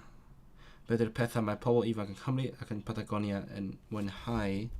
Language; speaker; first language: Welsh; non-native, learner; Cantonese